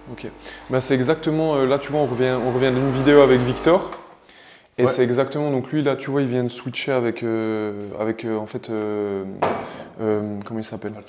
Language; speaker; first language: French; native; French